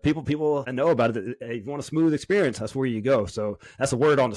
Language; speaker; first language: English; native; English